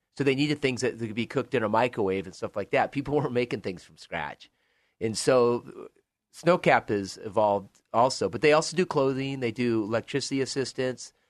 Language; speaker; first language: English; native; English